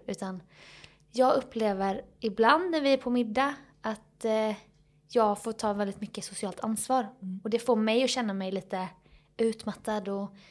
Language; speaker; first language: Swedish; native; Swedish